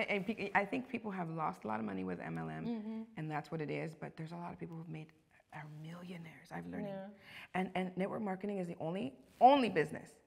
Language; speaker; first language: English; early bilingual, other home language; Spanish